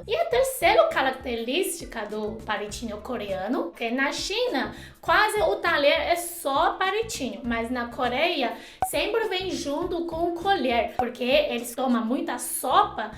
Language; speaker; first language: Portuguese; non-native, fluent; Chinese